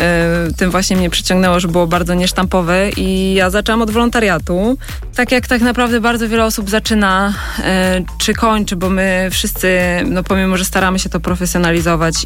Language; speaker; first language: Polish; native; Polish